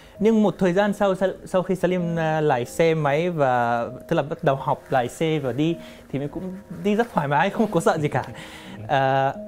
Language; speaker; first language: Vietnamese; non-native, fluent; Arabic